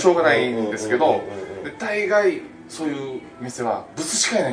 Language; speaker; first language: Japanese; native; Japanese